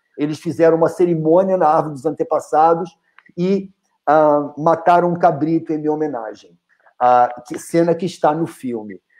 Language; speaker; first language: Portuguese; native; Portuguese